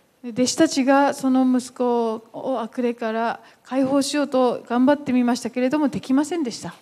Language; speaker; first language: Japanese; native; Japanese